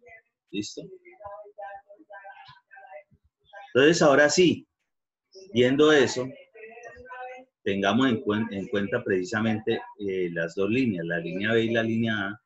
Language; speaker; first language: Spanish; native; Spanish